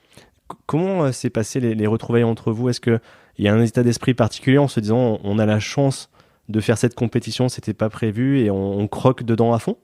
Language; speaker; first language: French; native; French